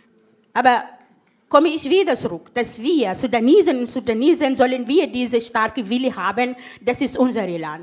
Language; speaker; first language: German; non-native, fluent; Arabic